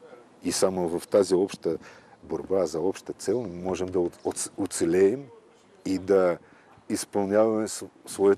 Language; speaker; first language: Bulgarian; non-native, fluent; Russian